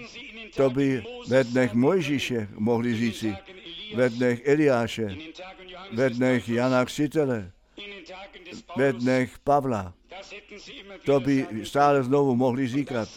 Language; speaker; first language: Czech; non-native, fluent; German